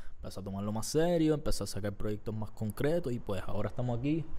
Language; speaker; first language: Spanish; native; Spanish